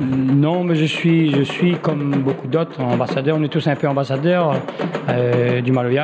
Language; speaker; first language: French; non-native, local second language; Réunion Creole French